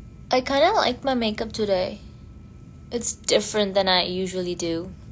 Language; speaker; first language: English; non-native, local second language; Hindi